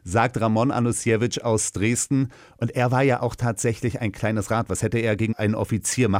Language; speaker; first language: German; native; German